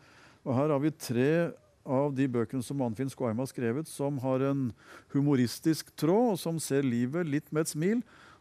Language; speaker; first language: Norwegian; native; Norwegian